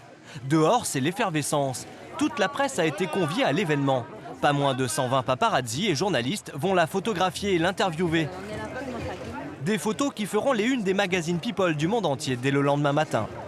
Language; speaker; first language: French; native; French